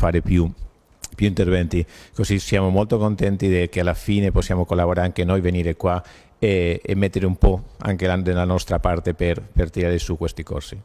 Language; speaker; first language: Italian; non-native, fluent; Spanish